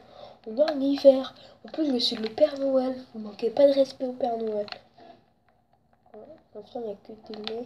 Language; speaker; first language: French; native; French